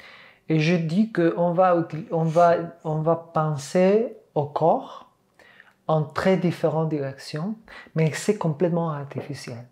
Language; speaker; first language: French; non-native, fluent; Catalan